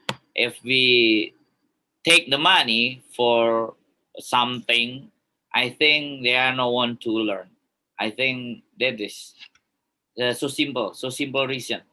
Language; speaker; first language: English; non-native, learner; Indonesian